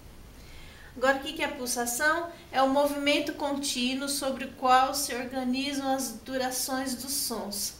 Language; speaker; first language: Portuguese; native; Portuguese